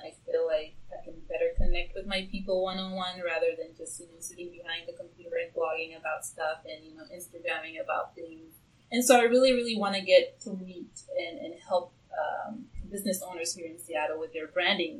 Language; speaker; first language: English; non-native, local second language; Swahili